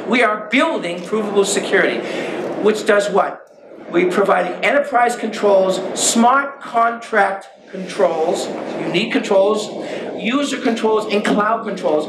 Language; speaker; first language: English; native; English